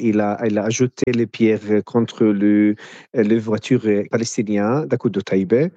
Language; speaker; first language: French; non-native, learner; Arabic